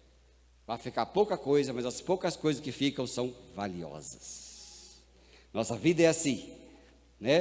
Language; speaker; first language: Portuguese; native; Portuguese